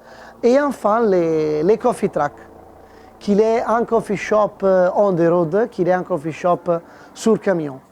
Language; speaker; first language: French; non-native, fluent; Italian